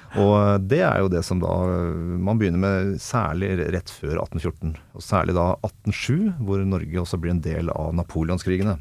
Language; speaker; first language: Norwegian; native; Norwegian